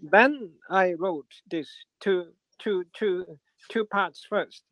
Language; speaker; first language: English; non-native, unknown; Japanese